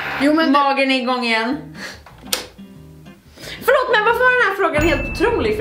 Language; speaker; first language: Swedish; native; Swedish